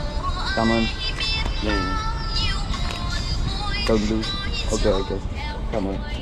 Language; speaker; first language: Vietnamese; non-native, learner; Afrikaans